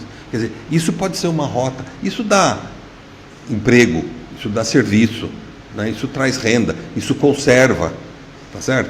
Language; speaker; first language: Portuguese; native; Portuguese